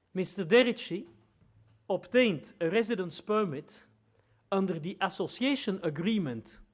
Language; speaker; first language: English; non-native, fluent; Dutch